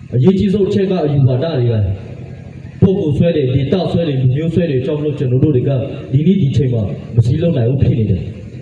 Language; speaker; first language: Burmese; non-native, local second language; Western Kayah